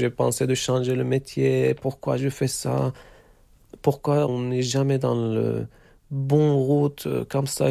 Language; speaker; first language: French; non-native, fluent; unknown